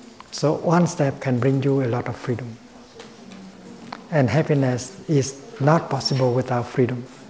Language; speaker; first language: English; non-native, fluent; Vietnamese